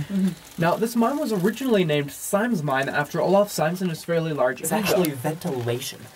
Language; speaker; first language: English; native; English